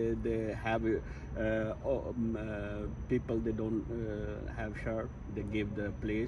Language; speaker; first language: English; non-native, learner; Urdu